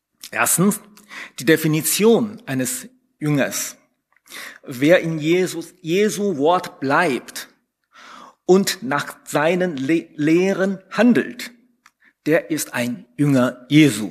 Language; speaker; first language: German; non-native, fluent; Chinese